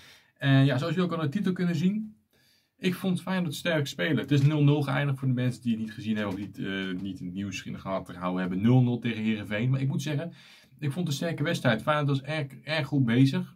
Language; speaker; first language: Dutch; native; Dutch